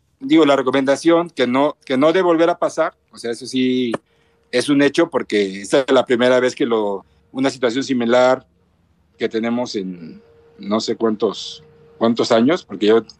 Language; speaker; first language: Spanish; native; Spanish